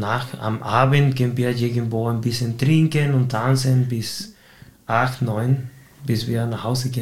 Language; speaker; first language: German; non-native, fluent; Spanish